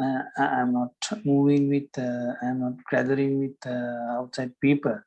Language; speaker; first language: English; non-native, learner; Sinhala